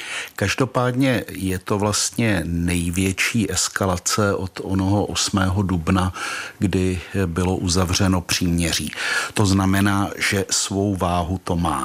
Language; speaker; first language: Czech; native; Czech